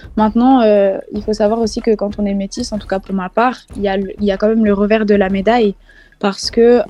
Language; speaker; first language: French; native; French